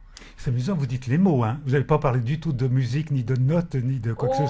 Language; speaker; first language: French; native; French